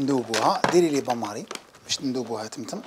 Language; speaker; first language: Arabic; native; Arabic